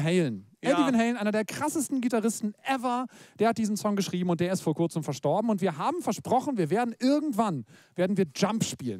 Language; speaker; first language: German; native; German